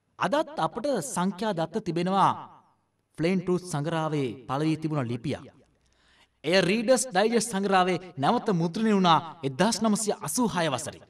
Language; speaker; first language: Sinhala; non-native, local second language; Tamil